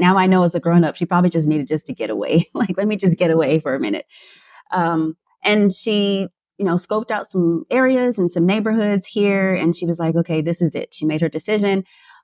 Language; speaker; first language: English; native; English